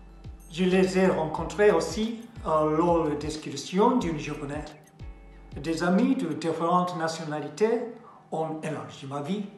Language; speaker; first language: French; non-native, learner; Japanese